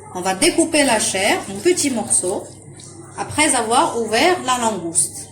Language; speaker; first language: French; non-native, local second language; Arabic